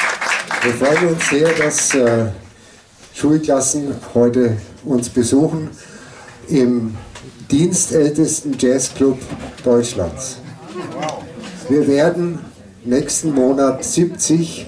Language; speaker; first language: German; native; German